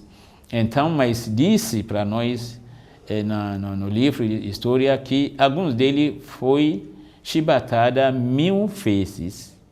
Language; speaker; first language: Portuguese; non-native, fluent; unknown